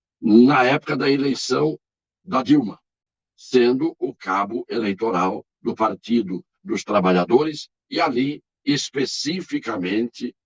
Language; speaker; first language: Portuguese; native; Portuguese